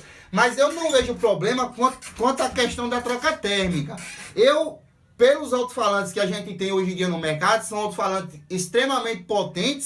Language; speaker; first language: Portuguese; native; Portuguese